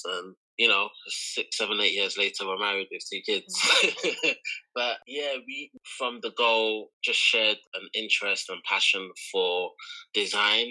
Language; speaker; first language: English; native; English